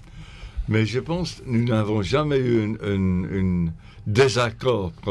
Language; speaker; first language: French; non-native, fluent; English